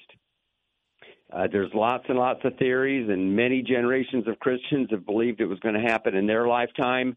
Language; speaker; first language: English; native; English